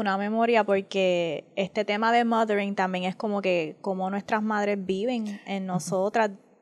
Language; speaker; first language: Spanish; early bilingual, heritage; Spanish